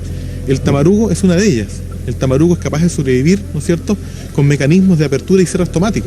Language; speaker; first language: Spanish; native; Spanish